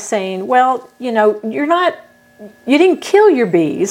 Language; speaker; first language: English; native; English